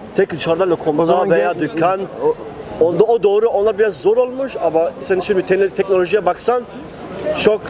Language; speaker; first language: Turkish; early bilingual, heritage; Turkish